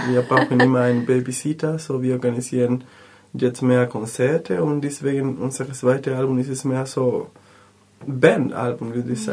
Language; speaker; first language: German; non-native, learner; Spanish